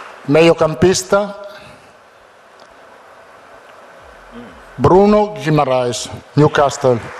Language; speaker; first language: Portuguese; non-native, fluent; Italian